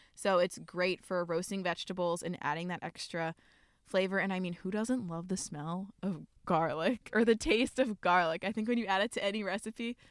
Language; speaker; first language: English; native; English